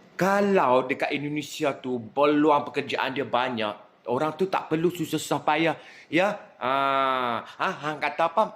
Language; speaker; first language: Malay; native; Malay